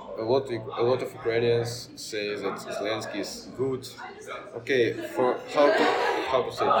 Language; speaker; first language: English; non-native, learner; Ukrainian